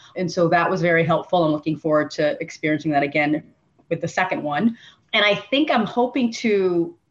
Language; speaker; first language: English; native; English